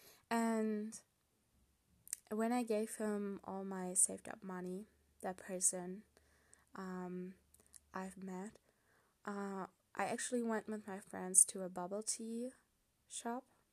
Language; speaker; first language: English; non-native, fluent; German